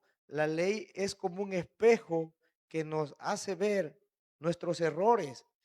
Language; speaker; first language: Spanish; native; Spanish